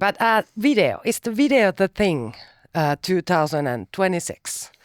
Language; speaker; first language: English; non-native, fluent; Finnish